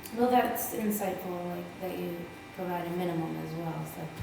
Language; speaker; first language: English; native; English